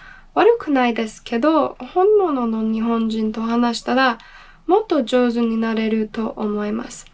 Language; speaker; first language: Japanese; non-native, learner; English